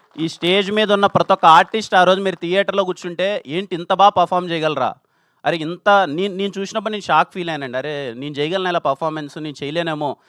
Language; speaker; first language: Telugu; native; Telugu